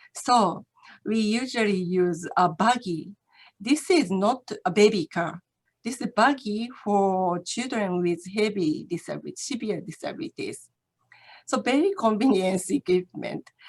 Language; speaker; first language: English; non-native, learner; Japanese